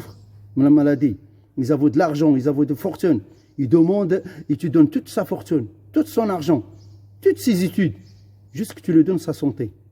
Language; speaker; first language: French; non-native, fluent; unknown